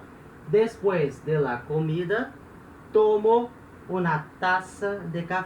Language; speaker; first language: Spanish; non-native, fluent; Portuguese